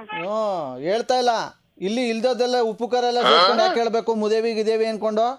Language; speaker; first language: Kannada; native; Kannada